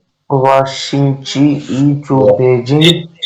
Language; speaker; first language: Chinese; non-native, learner; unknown